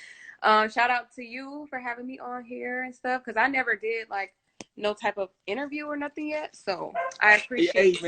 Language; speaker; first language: English; native; English